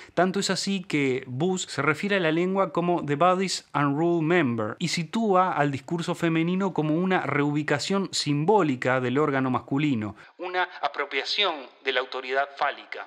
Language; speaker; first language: Spanish; native; Spanish